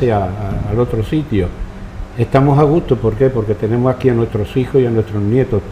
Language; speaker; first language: Spanish; native; Spanish